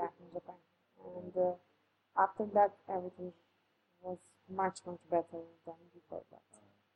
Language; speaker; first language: English; non-native, fluent; Serbian